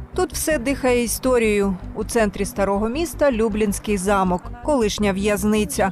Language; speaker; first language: Ukrainian; native; Ukrainian